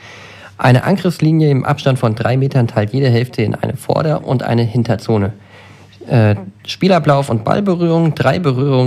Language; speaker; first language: German; native; German